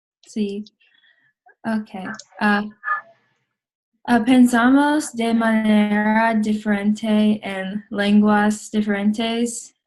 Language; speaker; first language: Spanish; non-native, learner; English